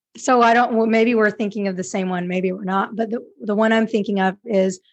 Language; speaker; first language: English; native; English